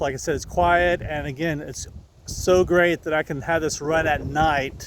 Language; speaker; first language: English; native; English